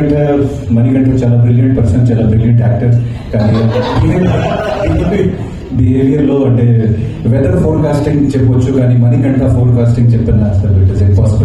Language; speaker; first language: Telugu; non-native, fluent; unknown